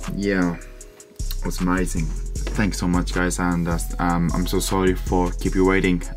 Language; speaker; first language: English; non-native, fluent; Japanese